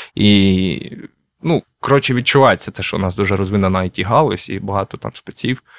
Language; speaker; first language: Ukrainian; non-native, local second language; Russian